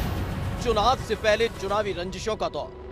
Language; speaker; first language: Hindi; native; Hindi